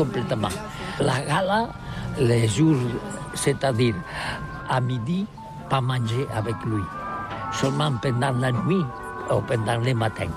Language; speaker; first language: French; non-native, learner; Catalan